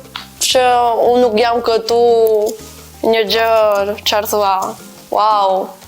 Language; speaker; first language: Albanian; early bilingual, heritage; Albanian